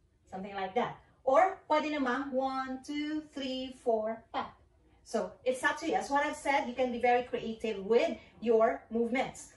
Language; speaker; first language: English; non-native, local second language; Filipino